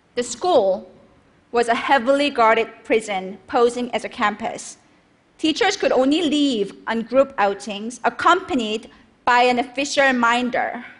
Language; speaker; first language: English; non-native, fluent; Korean